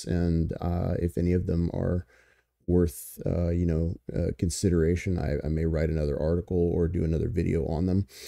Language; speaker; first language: English; native; English